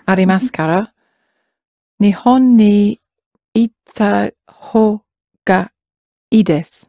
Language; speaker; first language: Japanese; non-native, learner; English